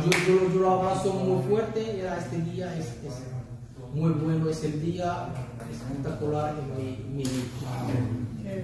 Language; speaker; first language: Spanish; non-native, learner; Arabic